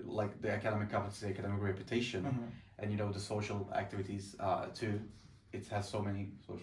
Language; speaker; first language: English; non-native, fluent; Turkish